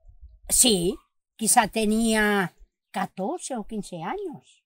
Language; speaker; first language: Spanish; non-native, local second language; Catalan